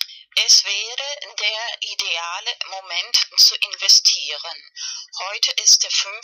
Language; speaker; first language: German; non-native, fluent; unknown